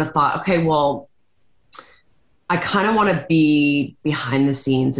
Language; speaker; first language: English; native; English